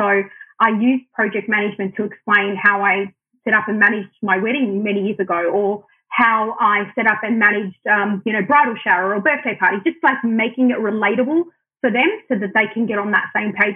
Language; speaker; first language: English; non-native, local second language; Arabic